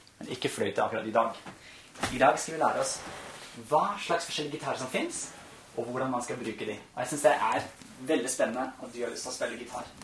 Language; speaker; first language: Norwegian; non-native, fluent; German